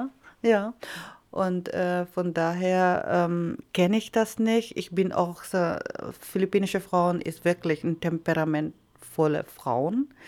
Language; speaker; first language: German; non-native, fluent; Iloko